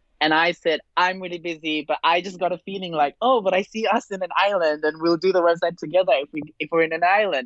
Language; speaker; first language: English; non-native, fluent; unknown